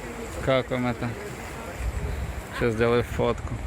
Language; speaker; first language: Russian; native; Russian